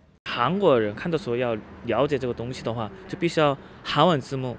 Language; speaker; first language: Chinese; non-native, fluent; Korean